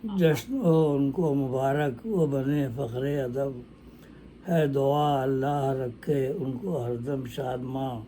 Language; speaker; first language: Urdu; native; Urdu